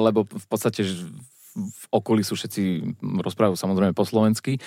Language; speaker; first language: Slovak; native; Slovak